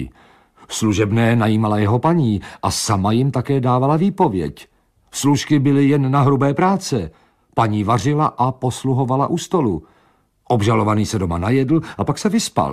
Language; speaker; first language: Czech; native; Czech